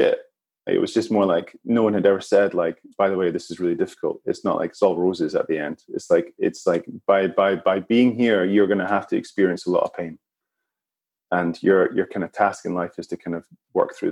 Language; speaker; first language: English; native; English